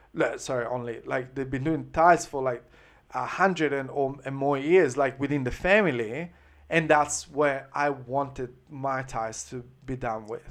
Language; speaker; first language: English; non-native, fluent; Italian